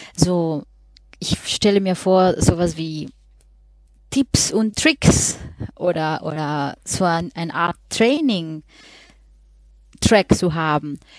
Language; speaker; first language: German; non-native, fluent; Spanish